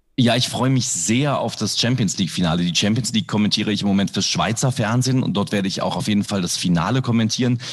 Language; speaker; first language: German; early bilingual, other home language; Indonesian